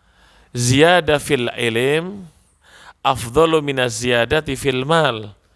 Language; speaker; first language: Arabic; non-native, fluent; Indonesian